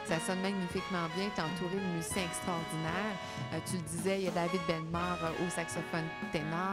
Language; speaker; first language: French; native; French